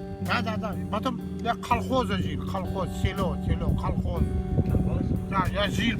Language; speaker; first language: Russian; non-native, local second language; Turkmen